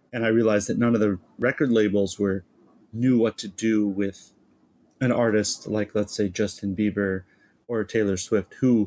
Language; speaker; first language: English; native; English